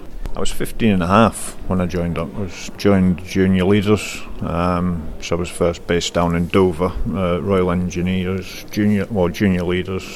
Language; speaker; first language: English; native; English